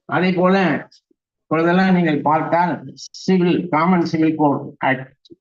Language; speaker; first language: Tamil; native; Tamil